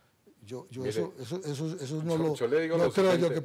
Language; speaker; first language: Spanish; native; Spanish